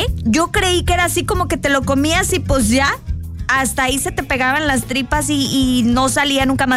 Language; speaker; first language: Spanish; native; Spanish